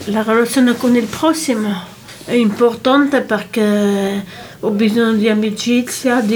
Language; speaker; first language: Italian; non-native, local second language; French